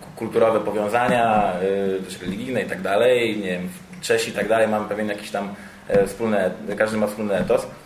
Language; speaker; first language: Polish; native; Polish